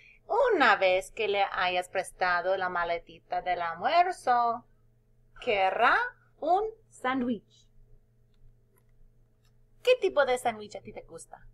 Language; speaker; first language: Spanish; non-native, fluent; English